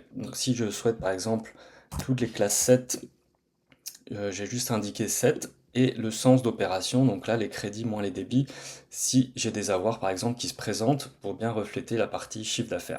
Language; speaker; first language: French; native; French